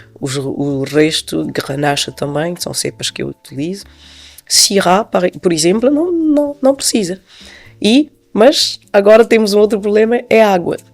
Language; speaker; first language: Portuguese; non-native, local second language; Upper Guinea Crioulo